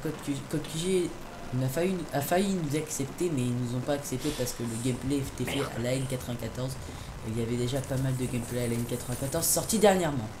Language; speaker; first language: French; native; French